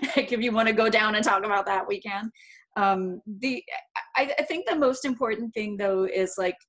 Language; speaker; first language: English; native; English